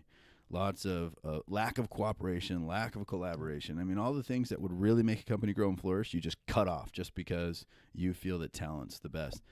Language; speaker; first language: English; native; English